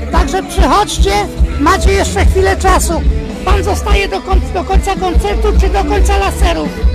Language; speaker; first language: Polish; native; Polish